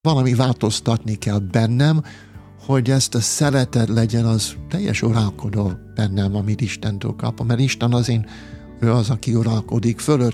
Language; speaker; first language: Hungarian; non-native, fluent; English